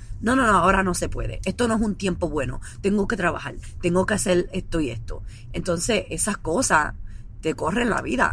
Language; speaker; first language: Spanish; early bilingual, heritage; Spanish